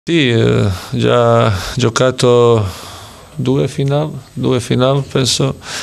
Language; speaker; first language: Italian; non-native, learner; Serbian